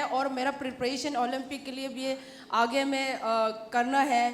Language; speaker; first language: Hindi; non-native, local second language; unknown